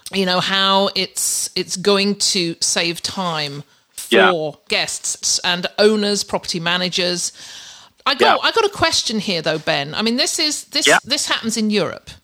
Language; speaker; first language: English; native; English